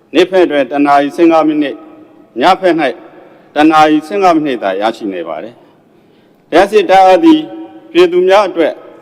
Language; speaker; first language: Burmese; native; Burmese